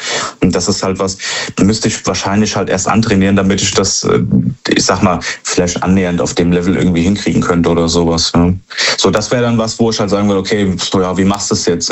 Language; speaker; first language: German; native; German